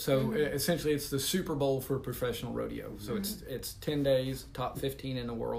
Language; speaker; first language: English; native; English